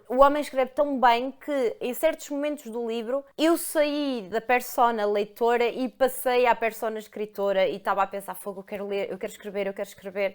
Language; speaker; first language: Portuguese; native; Portuguese